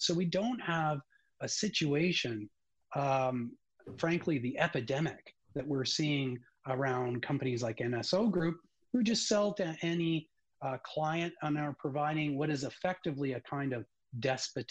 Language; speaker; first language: English; native; English